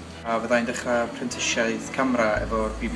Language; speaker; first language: Welsh; native; Welsh